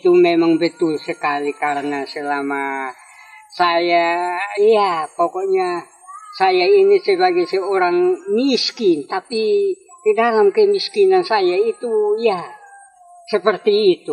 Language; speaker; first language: Indonesian; non-native, local second language; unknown